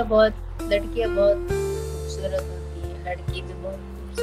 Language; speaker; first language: Hindi; non-native, local second language; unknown